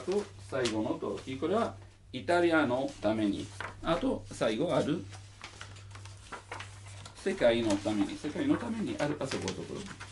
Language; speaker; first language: Japanese; non-native, learner; Italian